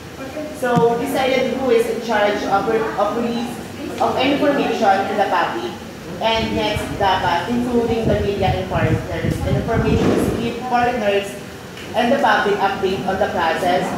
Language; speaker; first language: English; non-native, local second language; Filipino